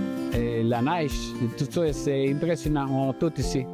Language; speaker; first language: French; non-native, fluent; Spanish